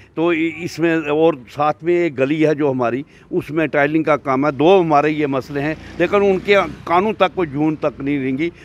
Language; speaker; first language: Hindi; native; Hindi